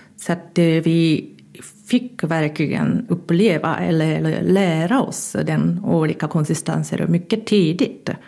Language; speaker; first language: Swedish; non-native, fluent; Japanese